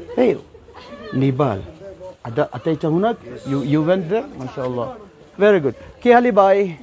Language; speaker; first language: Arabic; non-native, learner; Maranao